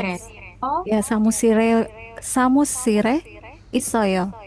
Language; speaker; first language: Korean; non-native, learner; Indonesian